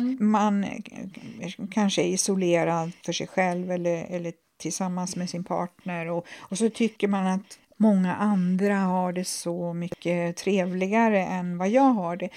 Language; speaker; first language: Swedish; native; Swedish